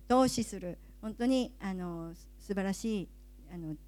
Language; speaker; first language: Japanese; native; Japanese